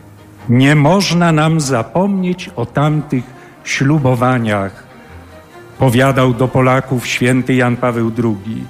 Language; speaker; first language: Polish; native; Polish